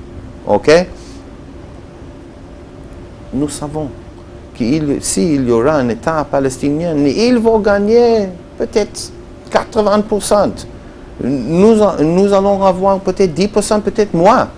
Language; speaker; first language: French; non-native, learner; Hebrew